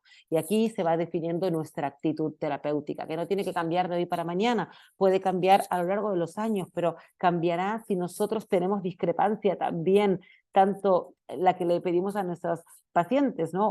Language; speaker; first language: Spanish; native; Spanish